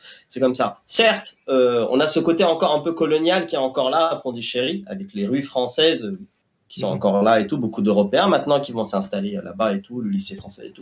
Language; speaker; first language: French; native; French